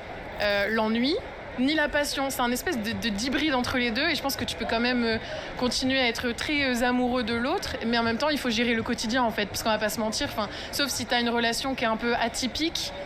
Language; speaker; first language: French; native; French